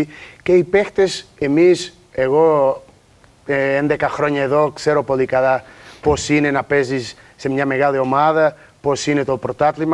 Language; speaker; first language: Greek; non-native, learner; Portuguese